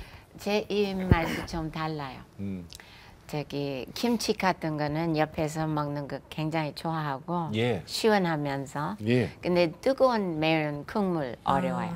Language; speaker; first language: Korean; non-native, fluent; English